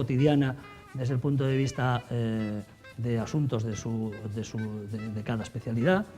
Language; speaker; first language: Spanish; native; Spanish